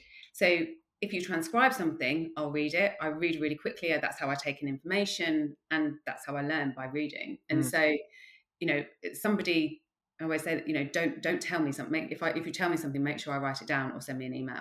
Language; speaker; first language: English; native; English